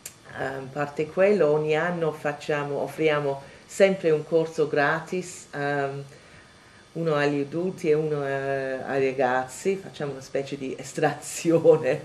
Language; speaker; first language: Italian; non-native, fluent; English